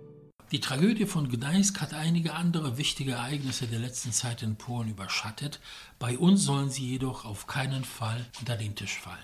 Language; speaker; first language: German; non-native, fluent; Polish